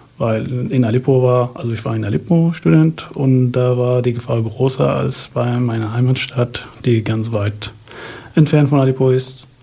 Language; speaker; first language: German; non-native, fluent; Arabic